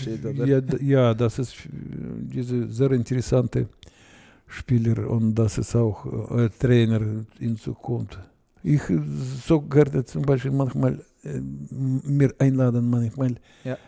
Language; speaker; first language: German; non-native, learner; Russian